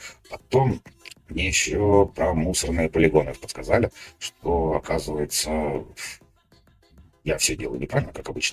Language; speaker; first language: Russian; native; Russian